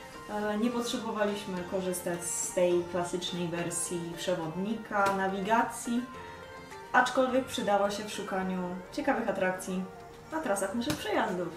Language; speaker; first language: Polish; native; Polish